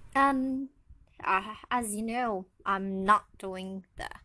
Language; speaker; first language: English; non-native, learner; Indonesian